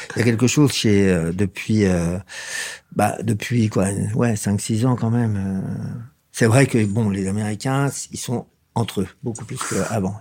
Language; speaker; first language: French; native; French